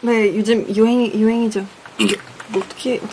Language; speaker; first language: Korean; non-native, fluent; Russian